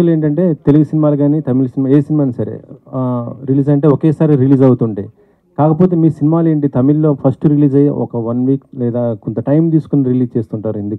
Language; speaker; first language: Telugu; native; Telugu